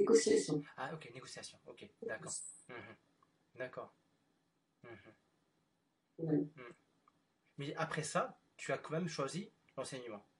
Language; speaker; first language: French; non-native, fluent; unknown